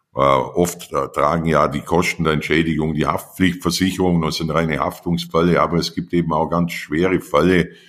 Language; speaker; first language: German; native; German